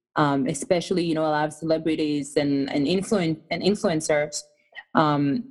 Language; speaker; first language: English; non-native, fluent; Hebrew